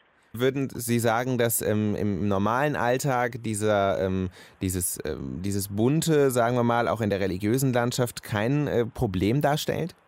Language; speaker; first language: German; native; German